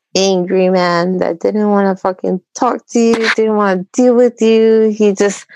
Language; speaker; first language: English; early bilingual, other home language; Spanish